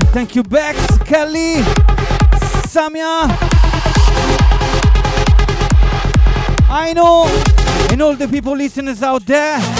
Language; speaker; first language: English; non-native, fluent; Italian